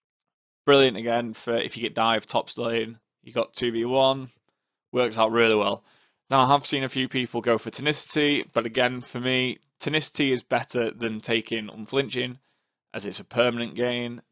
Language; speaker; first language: English; native; English